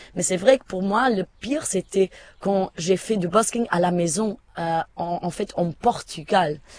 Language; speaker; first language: French; non-native, fluent; Portuguese